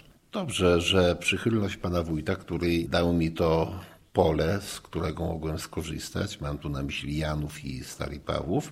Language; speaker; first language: Polish; native; Polish